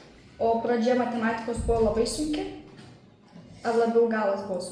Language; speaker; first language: Lithuanian; non-native, local second language; Russian